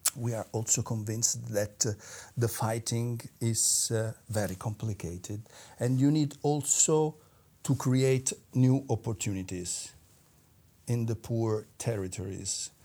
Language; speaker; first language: English; non-native, fluent; Italian